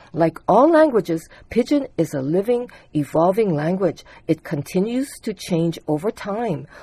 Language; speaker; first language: English; early bilingual, other home language; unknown